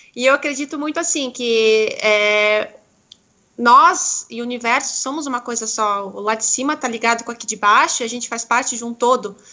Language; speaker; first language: Portuguese; native; Portuguese